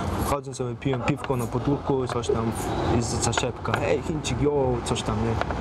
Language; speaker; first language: Polish; non-native, fluent; Mongolian